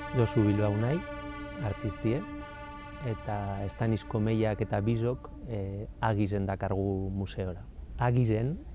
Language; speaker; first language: Basque; native; Basque